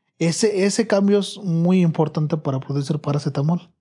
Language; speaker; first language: Spanish; non-native, learner; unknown